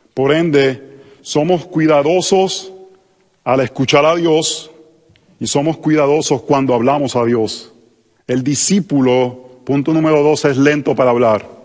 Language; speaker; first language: Spanish; native; Spanish